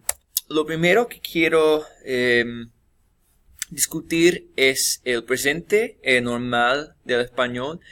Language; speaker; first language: Spanish; non-native, fluent; English